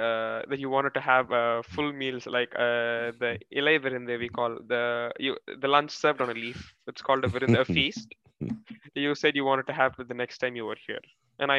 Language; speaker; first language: English; non-native, local second language; Tamil